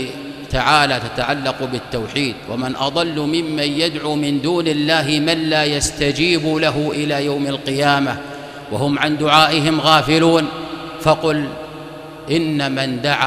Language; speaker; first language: Arabic; native; Arabic